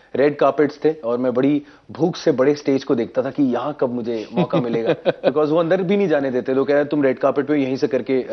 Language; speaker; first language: Hindi; native; Hindi